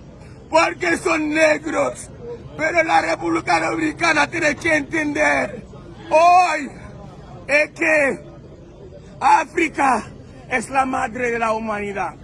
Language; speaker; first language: Spanish; non-native, fluent; Haitian Creole